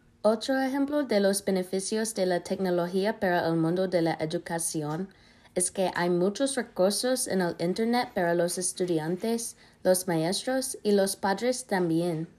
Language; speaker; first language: Spanish; non-native, learner; English